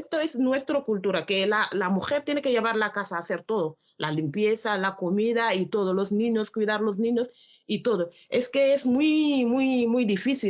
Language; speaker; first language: Spanish; non-native, learner; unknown